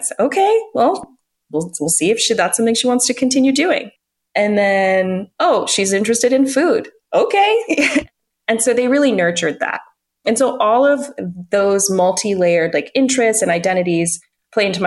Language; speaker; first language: English; native; English